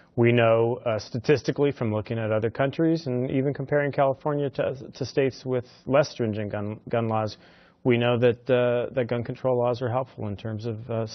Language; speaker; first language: English; native; English